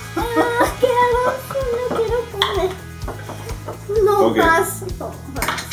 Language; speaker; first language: Spanish; early bilingual, heritage; English